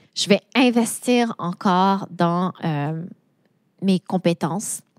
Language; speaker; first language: French; native; French